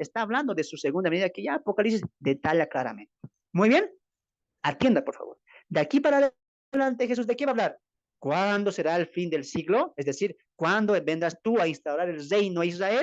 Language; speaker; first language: Spanish; native; Spanish